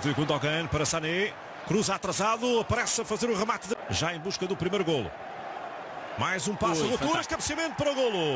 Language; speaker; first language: Portuguese; native; Portuguese